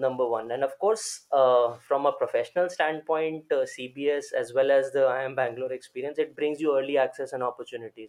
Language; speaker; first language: English; non-native, local second language; Hindi